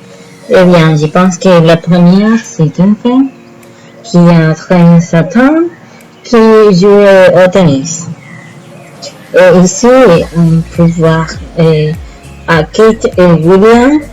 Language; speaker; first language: French; non-native, learner; Spanish